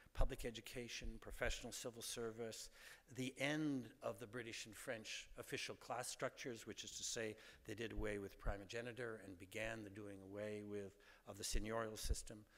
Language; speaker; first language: English; native; English